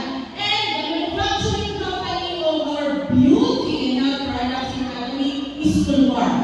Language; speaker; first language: English; non-native, local second language; Cebuano